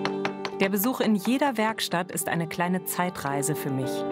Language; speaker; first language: German; native; German